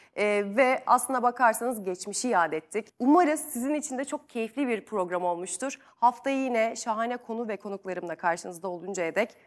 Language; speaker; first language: Turkish; native; Turkish